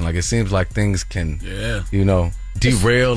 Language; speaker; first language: English; native; English